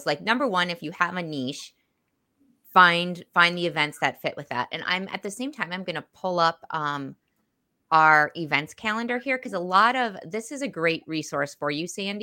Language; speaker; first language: English; native; English